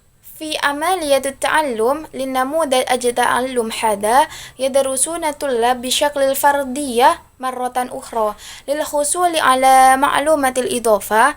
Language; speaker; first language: Arabic; non-native, learner; Indonesian